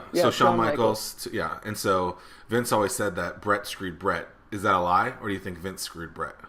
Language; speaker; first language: English; native; English